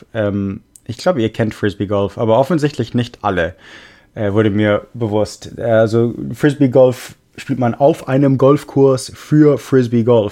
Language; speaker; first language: German; non-native, fluent; English